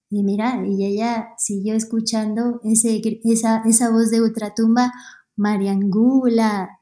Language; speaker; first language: Spanish; native; Spanish